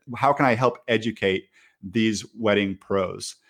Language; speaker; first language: English; native; English